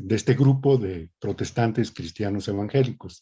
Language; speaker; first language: Spanish; native; Spanish